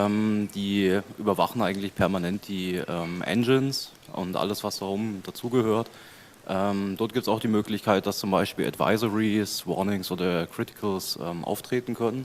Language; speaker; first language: German; native; German